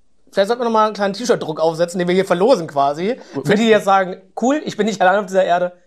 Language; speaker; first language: German; native; German